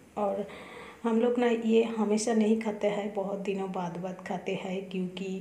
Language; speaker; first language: Hindi; non-native, local second language; Bangla